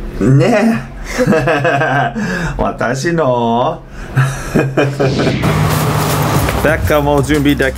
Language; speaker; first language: Japanese; non-native, learner; English